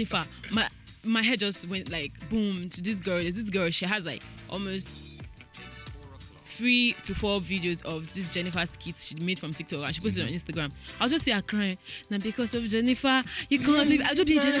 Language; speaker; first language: English; non-native, local second language; Yoruba